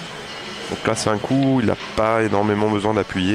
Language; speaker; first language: French; native; French